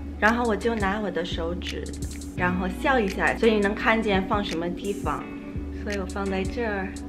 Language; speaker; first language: Chinese; early bilingual, heritage; Chinese